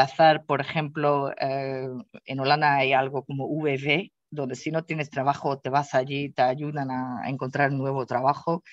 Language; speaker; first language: Spanish; non-native, fluent; Dutch